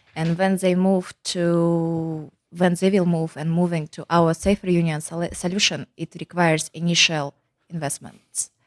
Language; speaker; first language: English; non-native, fluent; Kazakh